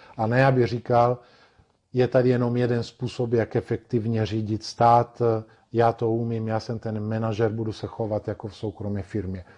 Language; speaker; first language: Czech; non-native, fluent; Italian